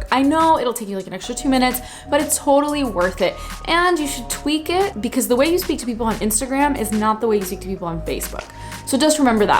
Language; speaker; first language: English; native; English